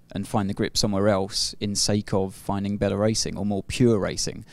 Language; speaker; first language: English; native; English